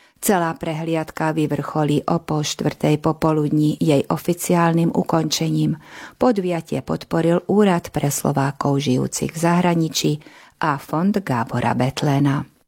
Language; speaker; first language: Slovak; early bilingual, heritage; Slovak